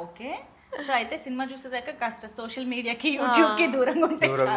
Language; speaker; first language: Telugu; native; Telugu